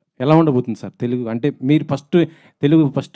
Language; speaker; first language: Telugu; native; Telugu